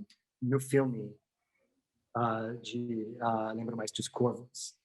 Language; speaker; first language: Portuguese; non-native, fluent; English